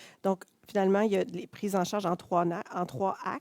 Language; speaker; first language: French; native; French